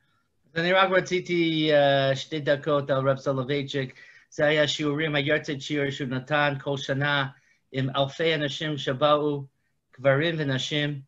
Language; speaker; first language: Hebrew; non-native, fluent; English